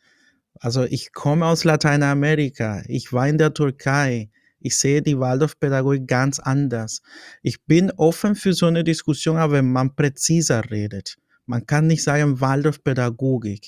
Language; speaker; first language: German; non-native, fluent; Spanish